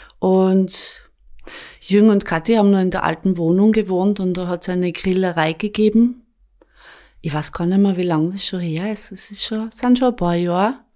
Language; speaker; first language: German; native; German